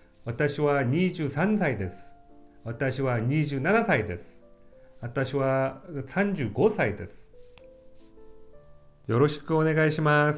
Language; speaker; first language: Japanese; non-native, fluent; Korean